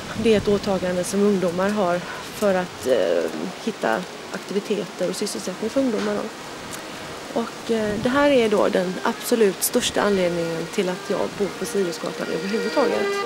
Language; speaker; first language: Swedish; native; Swedish